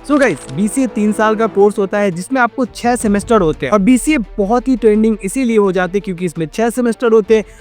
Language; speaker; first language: Hindi; native; Hindi